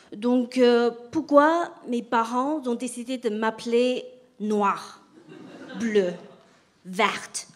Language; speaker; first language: French; non-native, fluent; Chinese